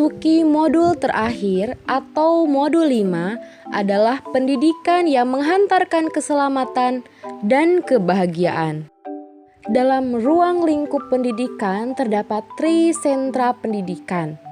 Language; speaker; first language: Indonesian; native; Indonesian